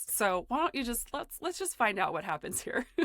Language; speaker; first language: English; native; English